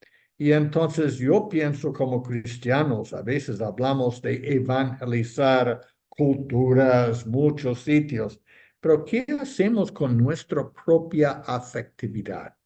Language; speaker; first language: Spanish; non-native, fluent; English